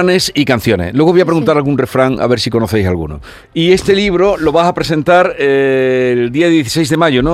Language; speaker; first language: Spanish; native; Spanish